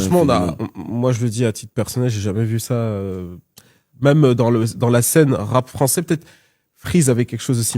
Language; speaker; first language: French; native; French